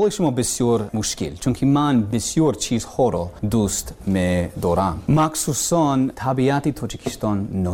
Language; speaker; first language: Persian; non-native, learner; English